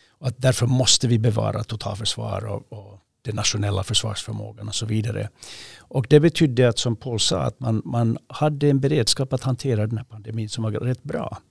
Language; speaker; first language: Swedish; native; Swedish